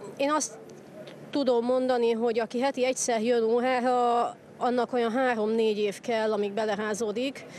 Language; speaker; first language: Hungarian; native; Hungarian